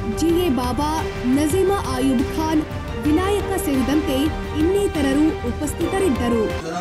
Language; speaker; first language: Kannada; native; Kannada